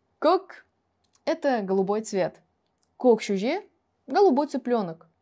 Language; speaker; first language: Russian; non-native, local second language; Kara-Kalpak